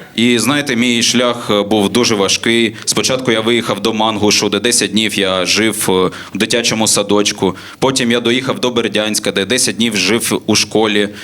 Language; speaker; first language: Ukrainian; non-native, local second language; Russian